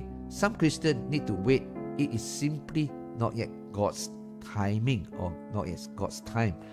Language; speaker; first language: English; non-native, local second language; Chinese